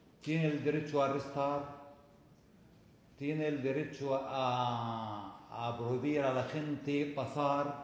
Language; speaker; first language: Spanish; non-native, fluent; Arabic